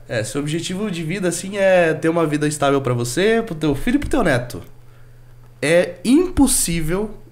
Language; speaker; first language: Portuguese; native; Portuguese